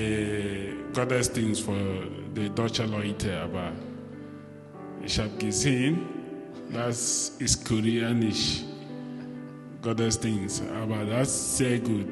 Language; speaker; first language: German; non-native, learner; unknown